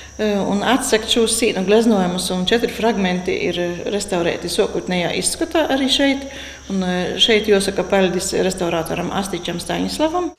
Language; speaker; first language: Latvian; native; Latvian